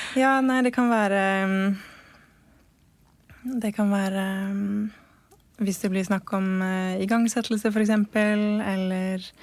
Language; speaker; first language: Norwegian; native; Norwegian